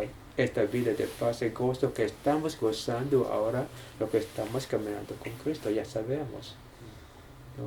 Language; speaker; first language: Spanish; non-native, learner; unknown